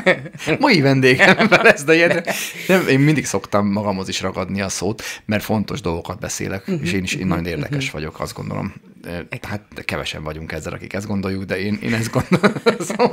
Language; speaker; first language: Hungarian; native; Hungarian